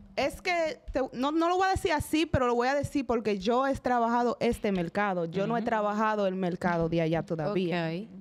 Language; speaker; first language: Spanish; early bilingual, heritage; Spanish